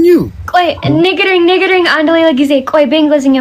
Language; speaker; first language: Amharic; early bilingual, heritage; English